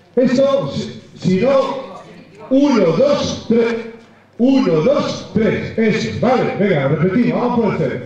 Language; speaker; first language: Spanish; native; Spanish